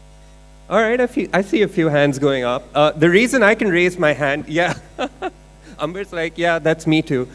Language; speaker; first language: English; non-native, local second language; Urdu